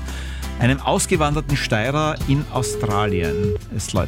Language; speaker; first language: German; native; German